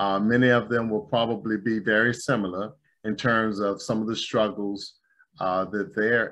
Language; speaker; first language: English; native; English